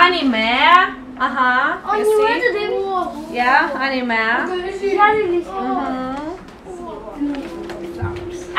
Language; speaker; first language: English; non-native, fluent; Ukrainian